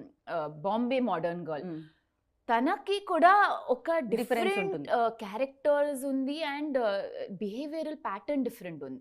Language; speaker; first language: Telugu; non-native, learner; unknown